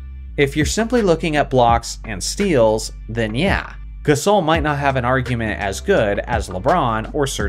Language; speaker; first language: English; native; English